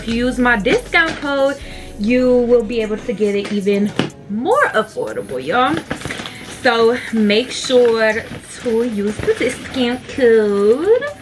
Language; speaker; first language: English; native; English